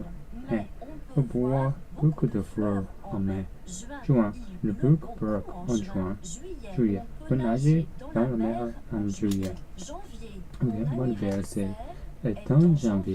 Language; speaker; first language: French; non-native, learner; Japanese